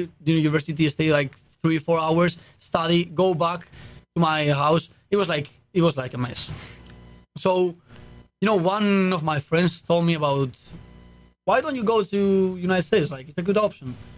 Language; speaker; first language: English; non-native, fluent; Spanish